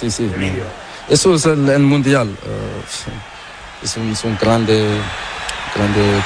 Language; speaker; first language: Spanish; non-native, learner; Portuguese